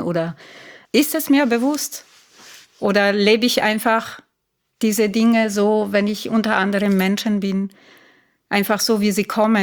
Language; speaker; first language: German; non-native, fluent; Italian